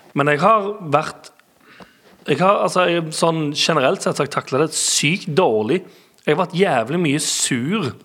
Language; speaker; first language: Norwegian; native; Norwegian